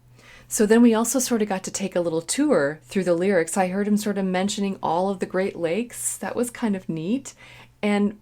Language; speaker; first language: English; native; English